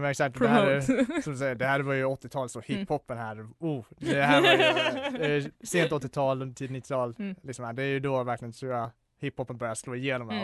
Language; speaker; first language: Swedish; native; Swedish